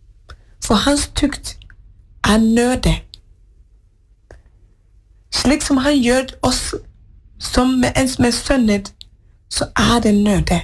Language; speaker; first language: Norwegian; non-native, fluent; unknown